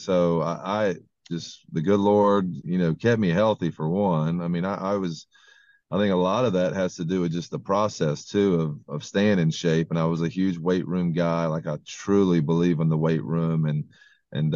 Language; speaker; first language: English; native; English